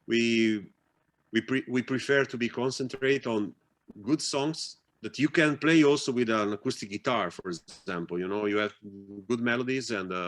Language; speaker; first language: English; non-native, fluent; Italian